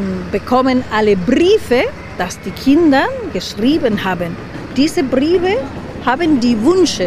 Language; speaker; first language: German; non-native, learner; Spanish